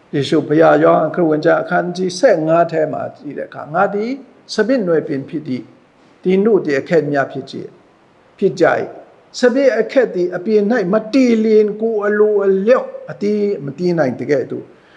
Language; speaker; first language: Burmese; non-native, local second language; Hakha Chin